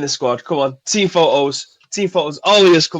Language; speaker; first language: English; native; English